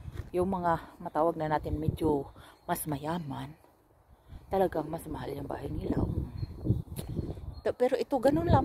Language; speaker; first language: Filipino; native; Filipino